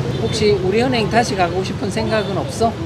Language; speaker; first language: Korean; native; Korean